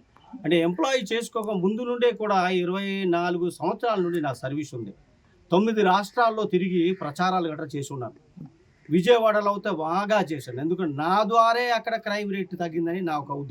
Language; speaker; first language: Telugu; native; Telugu